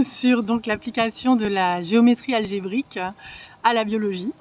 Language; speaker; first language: French; native; French